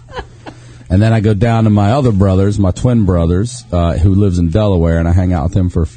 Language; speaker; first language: English; native; English